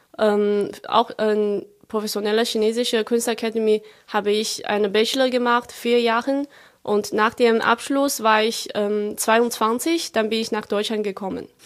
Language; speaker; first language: German; non-native, fluent; Chinese